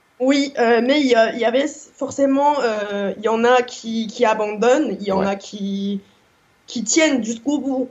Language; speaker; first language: French; non-native, fluent; Korean